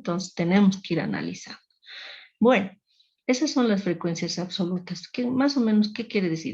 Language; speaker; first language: Spanish; native; Spanish